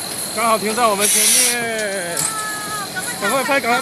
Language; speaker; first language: Chinese; native; Chinese